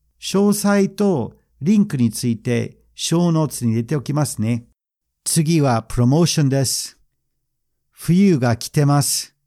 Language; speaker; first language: Japanese; non-native, fluent; English